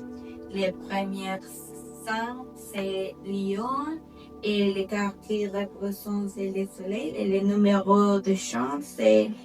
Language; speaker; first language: French; non-native, learner; Spanish